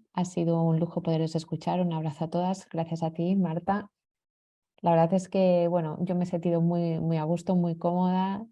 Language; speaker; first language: Spanish; native; Spanish